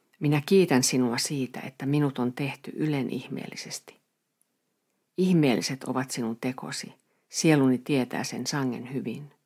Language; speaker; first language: Finnish; native; Finnish